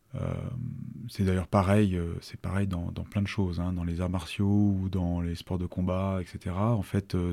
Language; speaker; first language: French; native; French